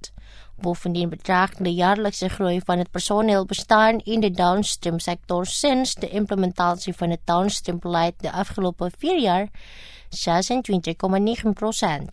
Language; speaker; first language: Dutch; non-native, fluent; Indonesian